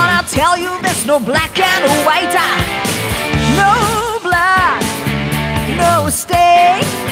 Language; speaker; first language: English; non-native, fluent; Ukrainian